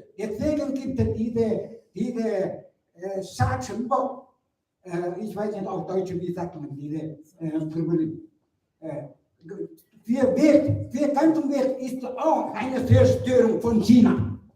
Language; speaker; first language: German; non-native, learner; Mongolian